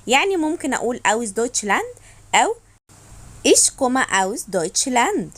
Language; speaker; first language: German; non-native, fluent; Arabic